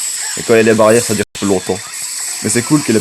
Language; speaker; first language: French; native; French